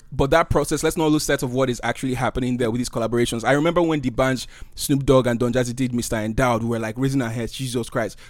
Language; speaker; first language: English; non-native, local second language; Igbo